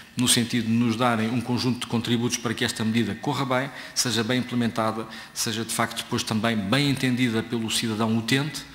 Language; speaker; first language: Portuguese; native; Portuguese